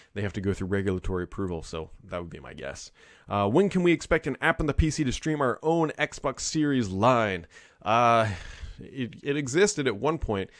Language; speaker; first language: English; native; English